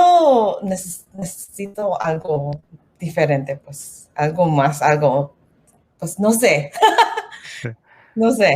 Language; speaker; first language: Spanish; non-native, learner; English